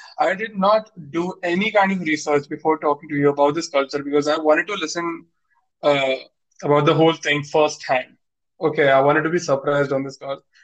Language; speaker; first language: English; non-native, local second language; Hindi